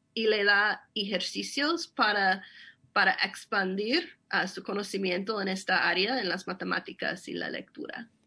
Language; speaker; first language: Spanish; non-native, fluent; English